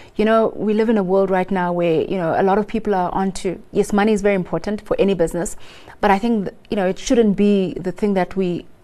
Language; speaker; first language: English; non-native, local second language; Xhosa